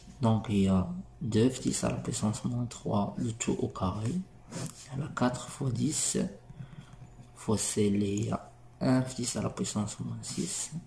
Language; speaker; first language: French; non-native, local second language; Arabic